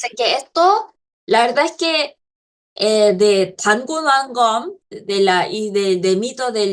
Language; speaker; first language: Spanish; non-native, fluent; Korean